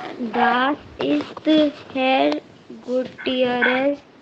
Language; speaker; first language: German; non-native, learner; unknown